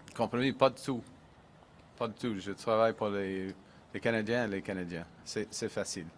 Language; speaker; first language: French; non-native, local second language; English